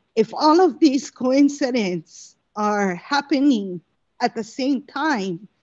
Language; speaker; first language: English; native; English